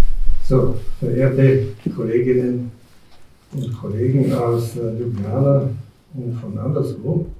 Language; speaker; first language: German; native; German